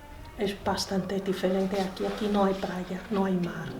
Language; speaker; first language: Spanish; non-native, learner; Chinese